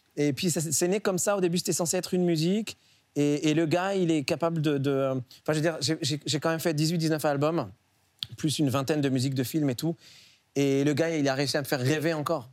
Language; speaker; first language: French; early bilingual, other home language; Arabic